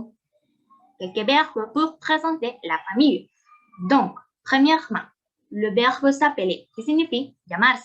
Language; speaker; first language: French; non-native, fluent; Spanish